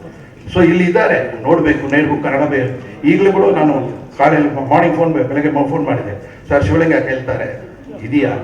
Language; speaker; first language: Kannada; non-native, learner; Tamil